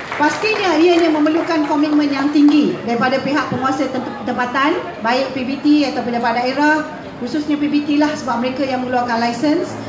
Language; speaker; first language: Malay; native; Malay